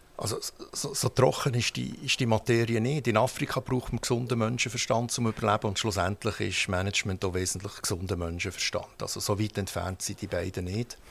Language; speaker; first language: German; early bilingual, heritage; German